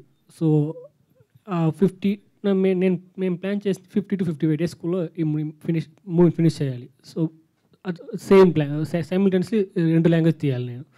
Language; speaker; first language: Telugu; non-native, local second language; Tamil